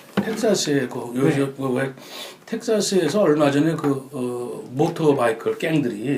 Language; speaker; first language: Korean; native; Korean